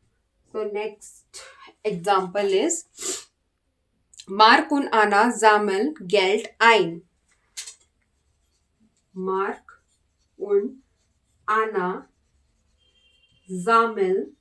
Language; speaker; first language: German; non-native, learner; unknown